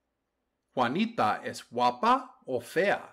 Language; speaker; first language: Spanish; non-native, fluent; English